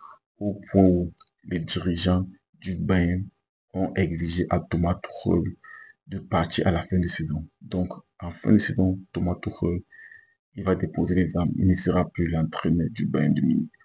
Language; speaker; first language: French; native; French